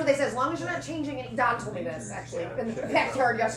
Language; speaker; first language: English; native; English